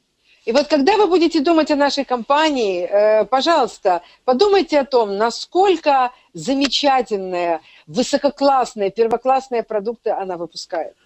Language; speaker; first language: Russian; native; Russian